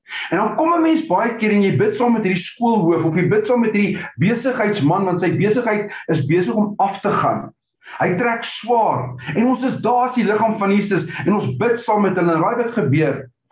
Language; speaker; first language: Afrikaans; early bilingual, heritage; Afrikaans